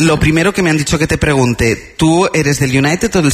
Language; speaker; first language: Spanish; native; Spanish